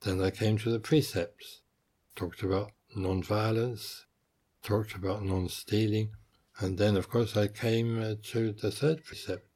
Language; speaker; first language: English; native; English